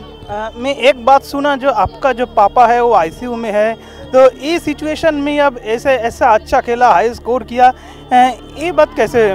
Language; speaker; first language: Hindi; non-native, local second language; Bangla